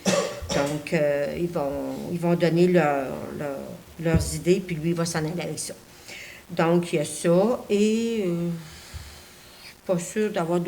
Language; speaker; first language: French; native; French